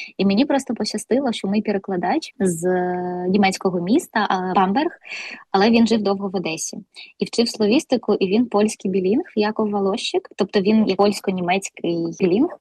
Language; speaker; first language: Ukrainian; non-native, local second language; Russian